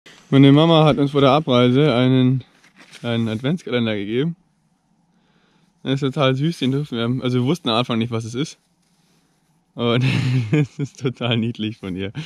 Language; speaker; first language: German; native; German